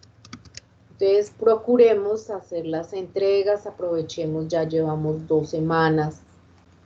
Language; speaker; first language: Spanish; native; Spanish